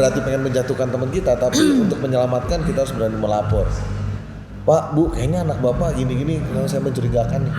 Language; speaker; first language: Indonesian; native; Indonesian